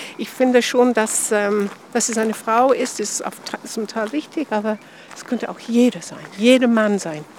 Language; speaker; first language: German; non-native, fluent; English